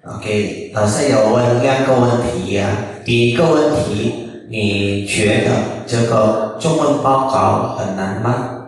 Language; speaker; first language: Chinese; non-native, fluent; Indonesian